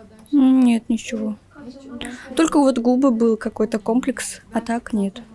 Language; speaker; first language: Russian; non-native, local second language; Turkmen